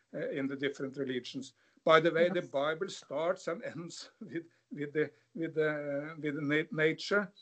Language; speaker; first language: English; non-native, fluent; Norwegian